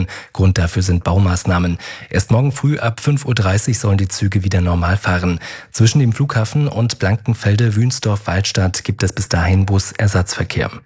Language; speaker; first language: German; native; German